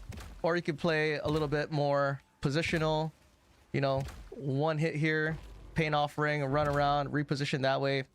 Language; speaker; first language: English; native; English